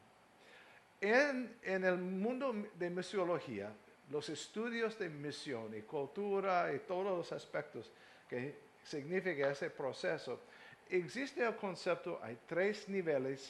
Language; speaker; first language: Spanish; non-native, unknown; English